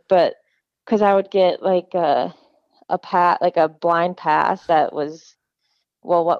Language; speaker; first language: English; native; English